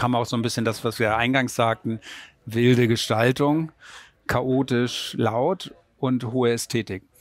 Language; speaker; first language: German; native; German